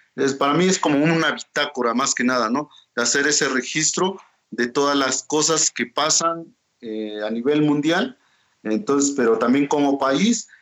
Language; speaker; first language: Spanish; non-native, local second language; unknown